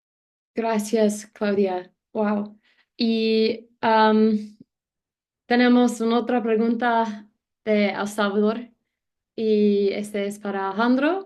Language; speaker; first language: Spanish; non-native, learner; English